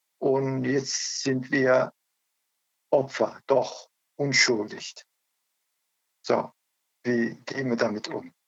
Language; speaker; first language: German; non-native, learner; Turkish